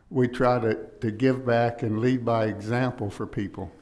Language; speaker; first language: English; native; English